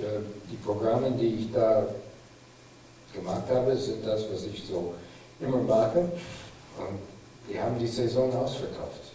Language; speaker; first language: German; non-native, fluent; English